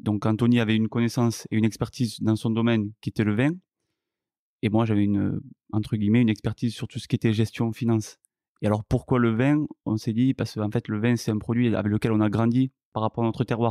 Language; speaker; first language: French; native; French